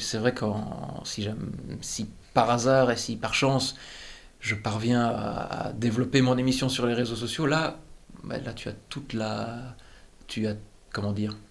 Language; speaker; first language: French; native; French